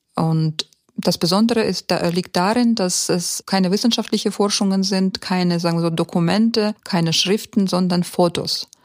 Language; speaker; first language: German; early bilingual, heritage; German